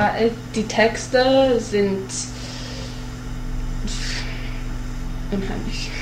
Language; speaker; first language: German; non-native, learner; English